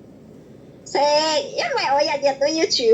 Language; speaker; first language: Cantonese; non-native, fluent; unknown